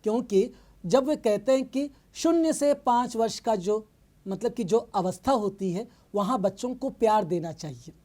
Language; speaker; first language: Hindi; non-native, local second language; Telugu